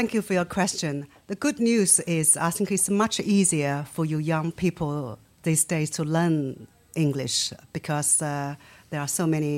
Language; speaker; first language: English; non-native, fluent; Chinese